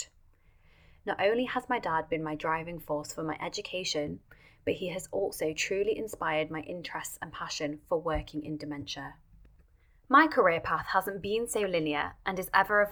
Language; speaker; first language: English; native; English